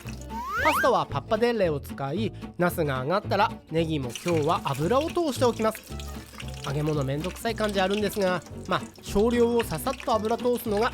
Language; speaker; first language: Japanese; native; Japanese